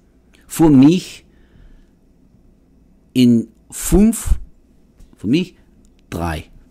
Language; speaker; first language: German; non-native, learner; English